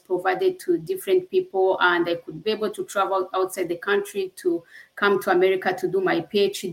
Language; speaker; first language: English; non-native, local second language; Kinyarwanda